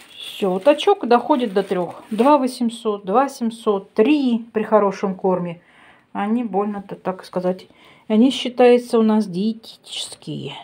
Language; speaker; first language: Russian; native; Russian